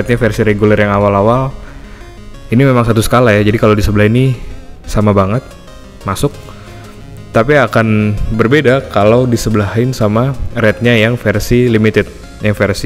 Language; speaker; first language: Indonesian; native; Indonesian